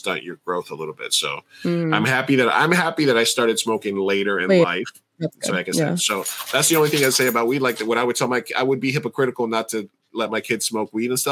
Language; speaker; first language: English; native; English